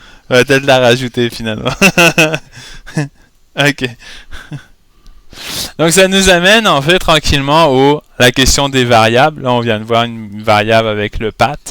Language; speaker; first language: French; native; French